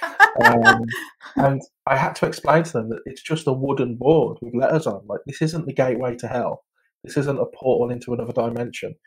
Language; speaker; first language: English; native; English